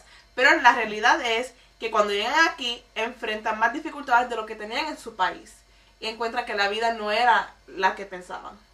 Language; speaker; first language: Spanish; early bilingual, heritage; Spanish